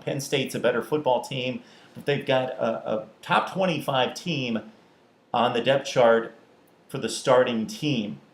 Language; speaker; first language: English; native; English